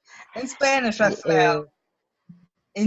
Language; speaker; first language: English; non-native, fluent; Russian